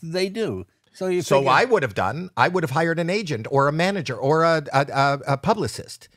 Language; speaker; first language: English; native; English